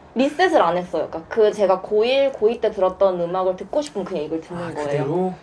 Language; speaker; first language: Korean; native; Korean